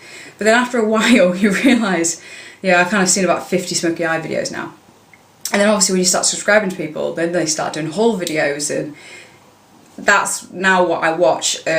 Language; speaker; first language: English; native; English